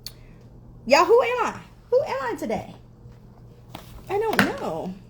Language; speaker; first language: English; native; English